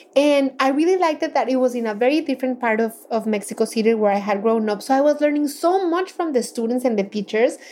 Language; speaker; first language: English; non-native, fluent; Spanish